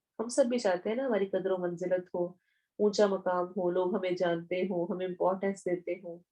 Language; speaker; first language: Urdu; native; Urdu